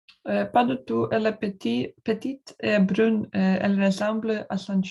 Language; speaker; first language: French; non-native, learner; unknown